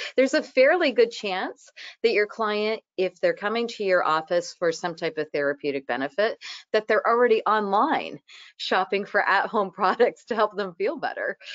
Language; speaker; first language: English; native; English